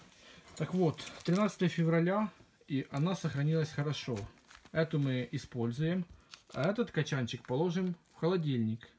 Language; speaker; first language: Russian; native; Russian